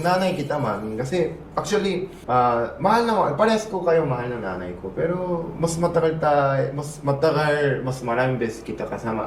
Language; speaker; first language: Filipino; non-native, learner; Korean